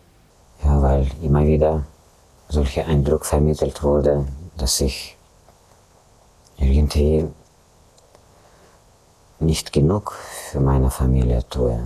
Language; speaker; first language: German; non-native, fluent; Russian